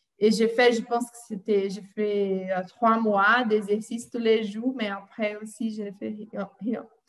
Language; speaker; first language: French; non-native, fluent; Portuguese